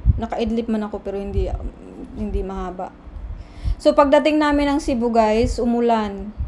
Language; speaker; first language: Filipino; non-native, local second language; Cebuano